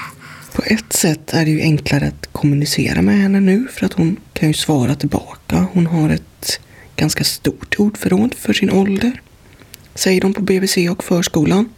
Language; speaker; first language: Swedish; native; Swedish